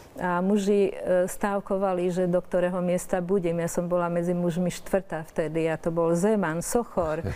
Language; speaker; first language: Slovak; native; Slovak